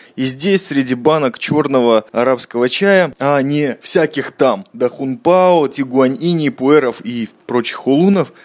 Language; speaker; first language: Russian; native; Russian